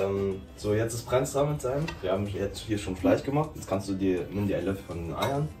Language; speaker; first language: German; native; German